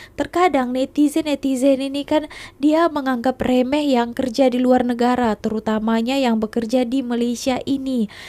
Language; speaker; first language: Indonesian; native; Indonesian